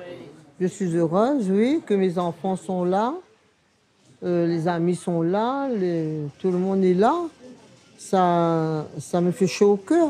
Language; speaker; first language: French; non-native, local second language; Réunion Creole French